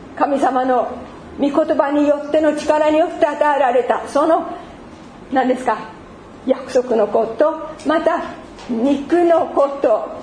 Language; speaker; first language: Japanese; non-native, fluent; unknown